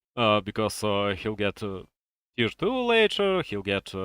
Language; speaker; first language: English; non-native, fluent; Russian